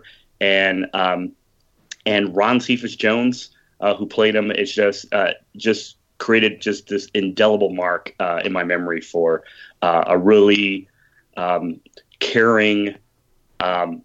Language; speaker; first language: English; native; English